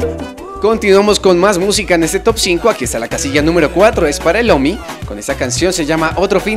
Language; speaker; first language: Spanish; native; Spanish